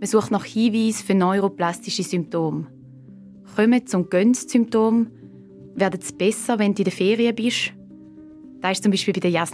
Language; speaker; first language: German; native; German